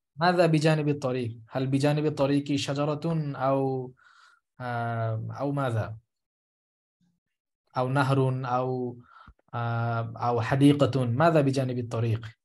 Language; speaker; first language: Arabic; non-native, fluent; Bangla